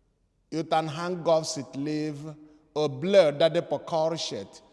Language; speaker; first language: Swedish; non-native, fluent; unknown